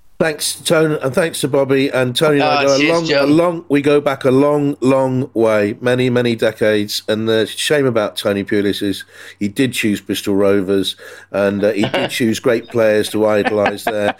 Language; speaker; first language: English; native; English